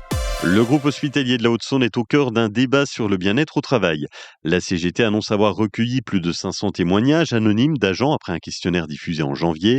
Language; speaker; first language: French; native; French